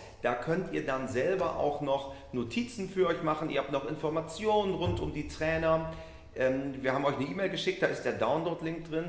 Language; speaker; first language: German; native; German